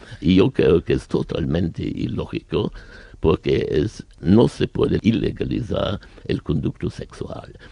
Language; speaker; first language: Spanish; non-native, learner; German